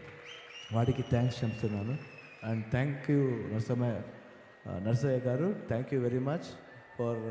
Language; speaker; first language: Telugu; non-native, learner; Kannada